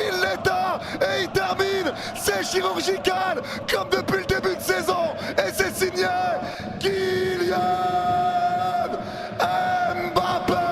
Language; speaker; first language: French; native; French